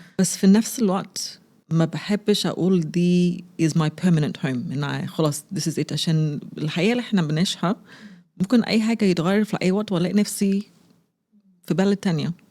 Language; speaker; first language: Egyptian Arabic; early bilingual, heritage; Arabic